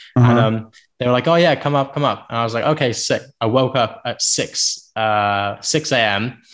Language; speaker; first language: English; native; English